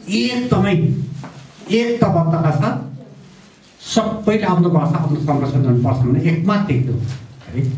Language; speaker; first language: Nepali; non-native, local second language; Gurung